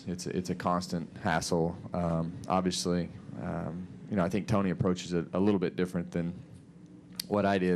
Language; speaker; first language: English; native; English